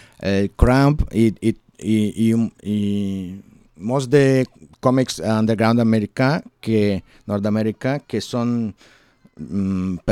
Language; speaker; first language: Catalan; non-native, learner; Portuguese